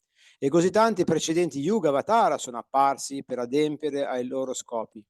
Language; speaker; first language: Italian; native; Italian